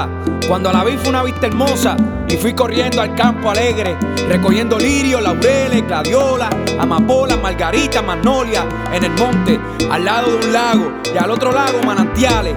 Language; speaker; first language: Spanish; native; Spanish